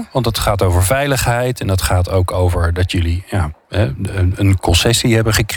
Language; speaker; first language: Dutch; native; Dutch